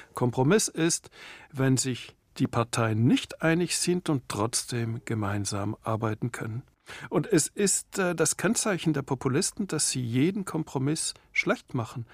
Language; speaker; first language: German; native; German